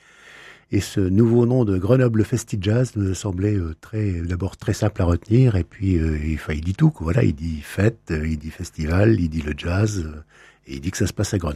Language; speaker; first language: French; native; French